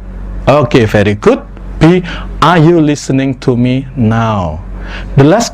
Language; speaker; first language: English; non-native, fluent; Indonesian